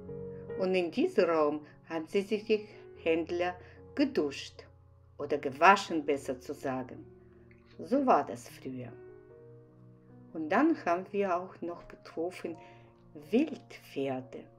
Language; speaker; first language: German; non-native, fluent; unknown